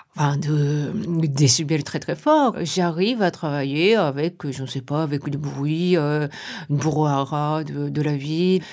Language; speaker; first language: French; non-native, fluent; Japanese